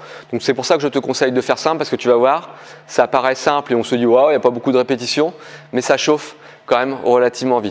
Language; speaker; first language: French; native; French